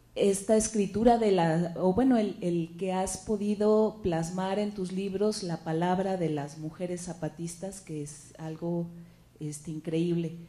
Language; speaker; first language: Spanish; native; Spanish